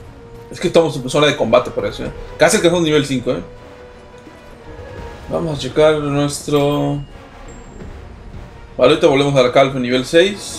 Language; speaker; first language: Spanish; native; Spanish